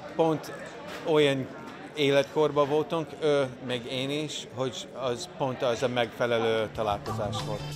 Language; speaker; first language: Hungarian; non-native, fluent; English